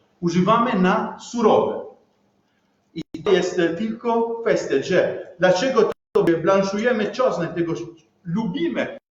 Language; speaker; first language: Polish; non-native, learner; Italian